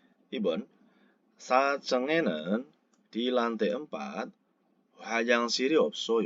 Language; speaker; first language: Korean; non-native, fluent; Indonesian